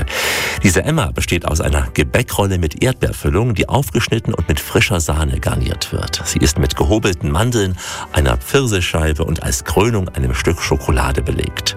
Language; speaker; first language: German; native; German